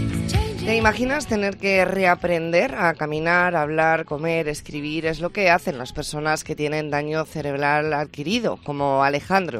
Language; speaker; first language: Spanish; native; Spanish